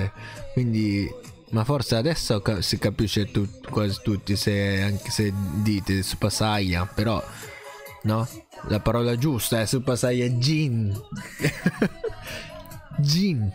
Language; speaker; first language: Italian; non-native, learner; Japanese